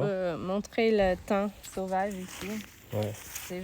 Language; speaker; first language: French; non-native, learner; English